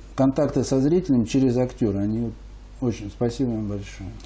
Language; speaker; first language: Russian; native; Russian